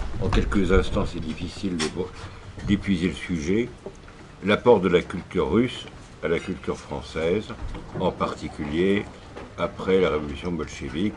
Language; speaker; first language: French; native; French